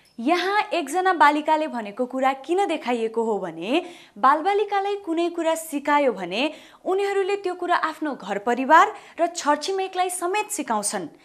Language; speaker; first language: Nepali; native; Nepali